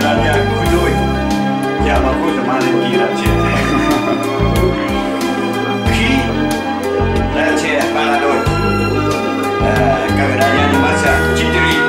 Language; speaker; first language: Russian; non-native, learner; Vietnamese